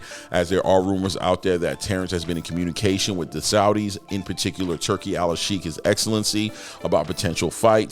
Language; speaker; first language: English; native; English